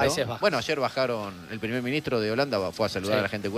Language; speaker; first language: Spanish; native; Spanish